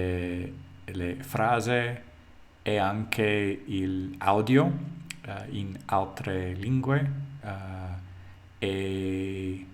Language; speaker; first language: Italian; non-native, learner; English